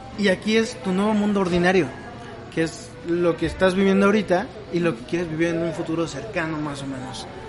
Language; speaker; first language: Spanish; native; Spanish